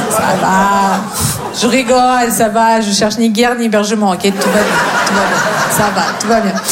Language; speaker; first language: French; non-native, fluent; Russian